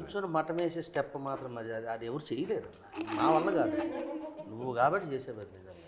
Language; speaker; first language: Telugu; native; Telugu